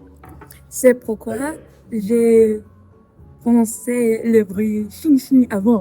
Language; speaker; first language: French; non-native, learner; English